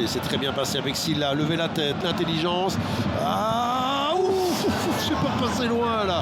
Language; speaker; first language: French; native; French